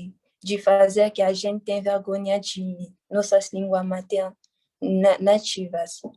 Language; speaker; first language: Portuguese; non-native, fluent; French